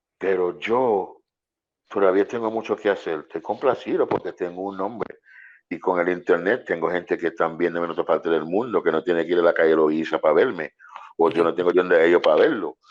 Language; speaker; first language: Spanish; non-native, fluent; English